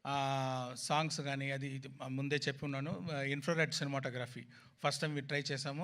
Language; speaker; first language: Telugu; non-native, fluent; Tamil